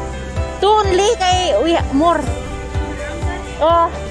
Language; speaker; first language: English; non-native, learner; Filipino